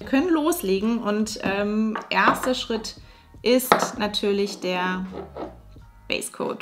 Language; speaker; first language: German; native; German